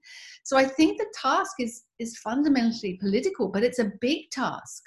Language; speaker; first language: English; native; English